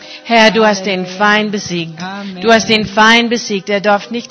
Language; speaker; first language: German; non-native, fluent; English